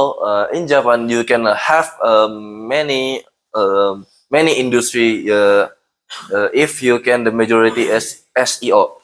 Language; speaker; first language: English; non-native, learner; Indonesian